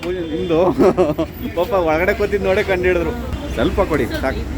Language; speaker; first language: Kannada; native; Kannada